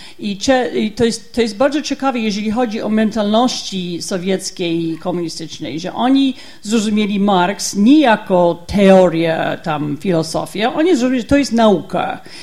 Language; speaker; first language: Polish; non-native, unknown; English